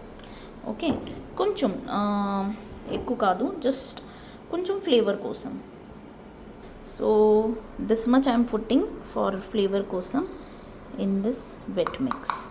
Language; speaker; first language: Telugu; non-native, learner; Marathi